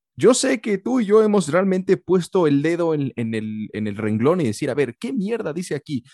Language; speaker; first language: Spanish; early bilingual, heritage; Spanish